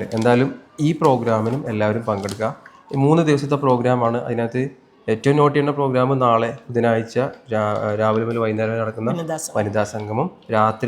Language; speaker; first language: Malayalam; native; Malayalam